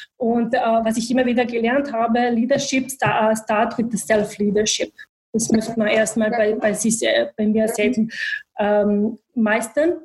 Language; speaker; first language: German; non-native, fluent; Bosnian